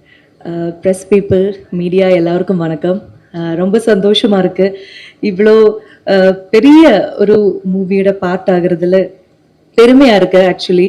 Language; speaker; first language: Tamil; non-native, local second language; Malayalam